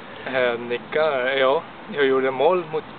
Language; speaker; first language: Swedish; non-native, fluent; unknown